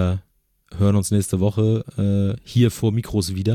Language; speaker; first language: German; native; German